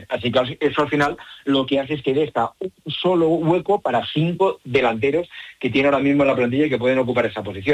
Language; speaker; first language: Spanish; native; Spanish